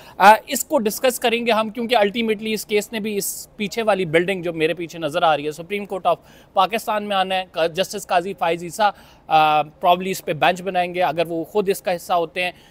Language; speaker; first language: Urdu; native; Urdu